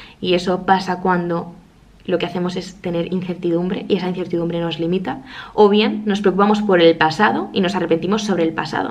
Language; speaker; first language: Spanish; native; Spanish